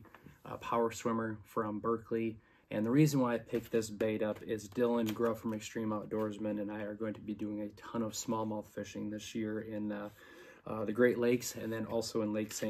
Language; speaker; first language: English; native; English